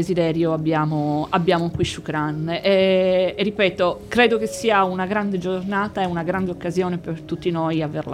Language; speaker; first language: Italian; native; Italian